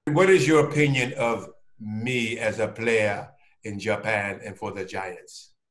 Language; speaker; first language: English; native; English